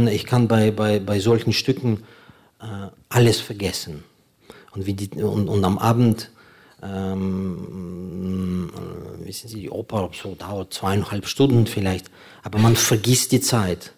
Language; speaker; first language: German; non-native, fluent; Ukrainian